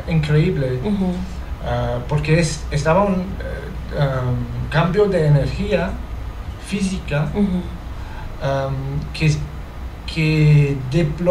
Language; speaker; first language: Spanish; non-native, learner; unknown